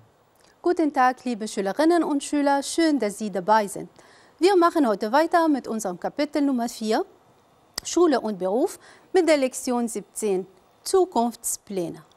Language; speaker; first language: German; non-native, fluent; Arabic